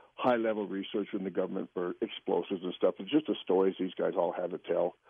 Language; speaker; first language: English; native; English